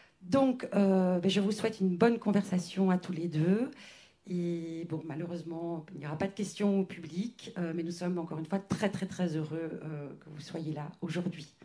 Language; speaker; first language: French; native; French